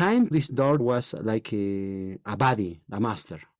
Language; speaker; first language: English; non-native, learner; Spanish